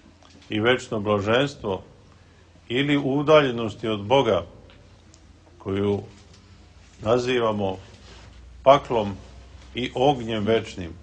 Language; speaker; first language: Serbian; native; Serbian